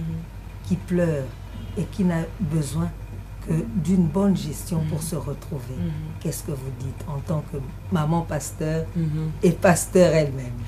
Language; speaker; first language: French; non-native, local second language; Lingala